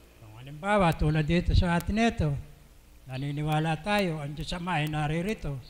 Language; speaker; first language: Filipino; native; Filipino